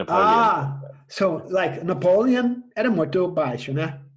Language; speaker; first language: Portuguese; non-native, fluent; English